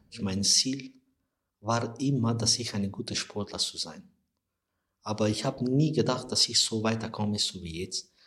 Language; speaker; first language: German; non-native, learner; Persian